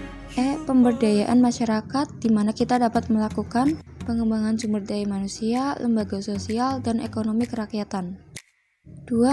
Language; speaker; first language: Indonesian; native; Indonesian